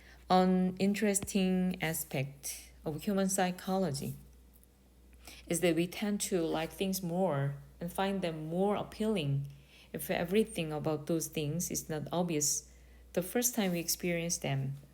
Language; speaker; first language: English; non-native, fluent; Korean